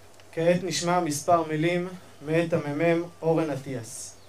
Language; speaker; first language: Hebrew; native; Hebrew